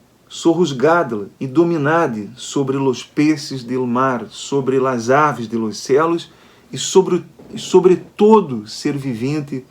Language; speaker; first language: Spanish; non-native, learner; Portuguese